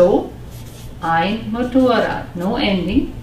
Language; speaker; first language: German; non-native, fluent; English